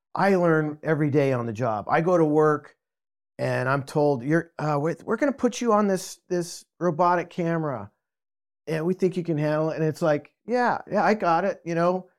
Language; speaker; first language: English; native; English